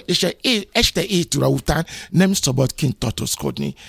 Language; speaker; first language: Hungarian; non-native, fluent; Yoruba